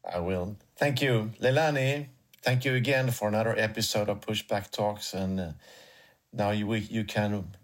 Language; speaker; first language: English; non-native, fluent; Swedish